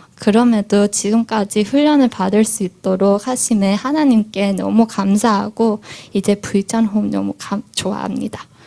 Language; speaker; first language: Korean; early bilingual, heritage; Korean